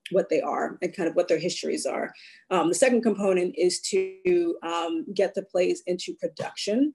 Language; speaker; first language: English; native; English